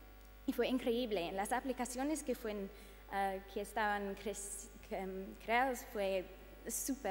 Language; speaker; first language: Spanish; non-native, fluent; English